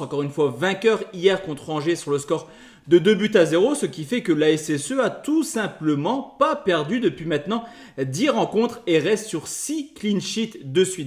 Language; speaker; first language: French; native; French